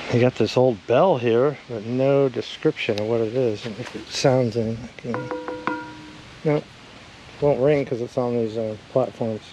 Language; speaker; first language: English; native; English